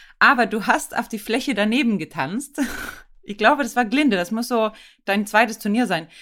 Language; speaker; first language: German; non-native, fluent; Swedish